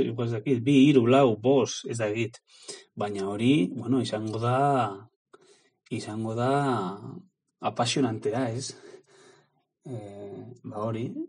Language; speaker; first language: Basque; non-native, learner; Spanish